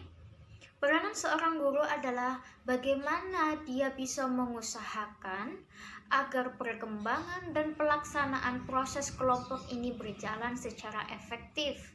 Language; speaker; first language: Indonesian; native; Indonesian